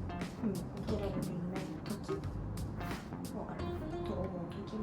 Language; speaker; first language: Japanese; non-native, fluent; Russian